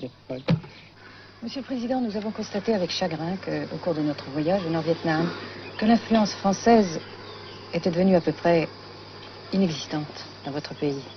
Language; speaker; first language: French; native; French